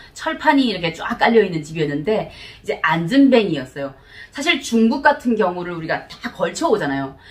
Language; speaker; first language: Korean; native; Korean